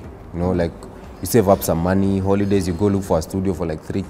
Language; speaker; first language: English; non-native, local second language; Swahili